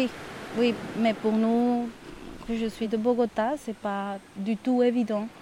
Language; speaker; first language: French; non-native, learner; Spanish